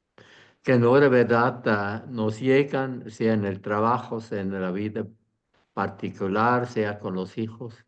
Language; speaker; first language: Spanish; non-native, fluent; Swiss German